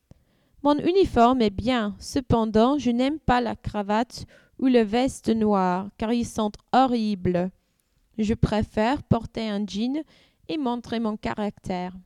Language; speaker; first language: French; non-native, learner; English